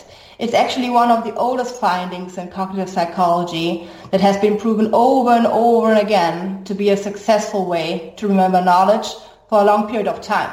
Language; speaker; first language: English; non-native, fluent; German